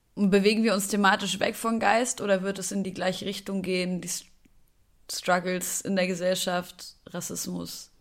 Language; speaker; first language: German; early bilingual, other home language; Arabic